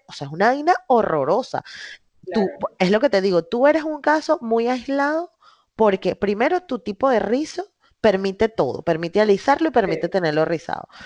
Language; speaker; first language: Spanish; native; Spanish